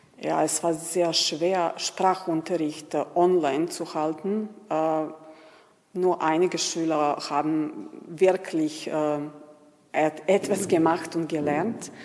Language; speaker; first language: German; non-native, fluent; Serbian